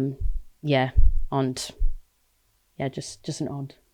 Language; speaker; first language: Welsh; non-native, local second language; English